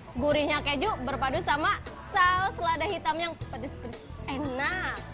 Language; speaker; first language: Indonesian; native; Indonesian